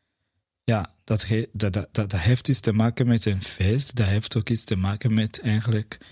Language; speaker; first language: Dutch; non-native, fluent; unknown